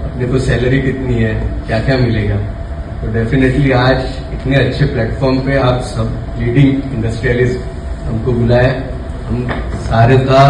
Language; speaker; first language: Hindi; non-native, local second language; Marathi